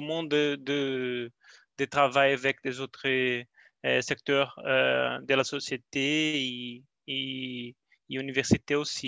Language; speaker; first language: French; non-native, learner; Portuguese